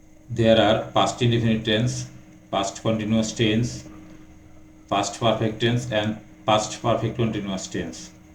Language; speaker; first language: English; non-native, local second language; Bangla